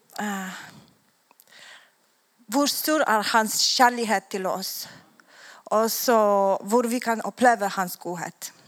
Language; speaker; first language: Swedish; non-native, learner; Polish